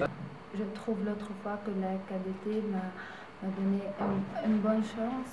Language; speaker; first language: French; non-native, local second language; Arabic